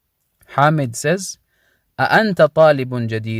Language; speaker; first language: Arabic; non-native, fluent; English